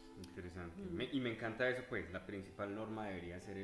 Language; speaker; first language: Spanish; native; Spanish